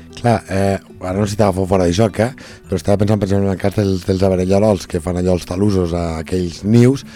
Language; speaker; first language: Catalan; native; Catalan